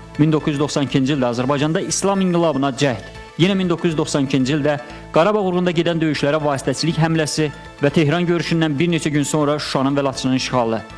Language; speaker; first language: Azerbaijani; native; Azerbaijani